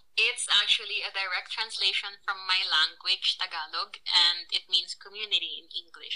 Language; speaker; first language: English; non-native, local second language; Filipino